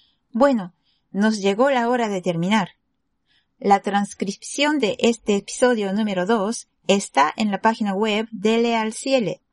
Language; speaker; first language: Spanish; non-native, fluent; Japanese